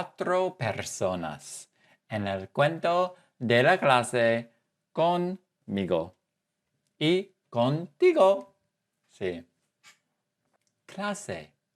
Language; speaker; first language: Spanish; non-native, fluent; English